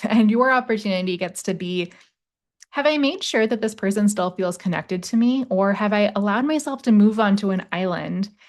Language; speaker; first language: English; native; English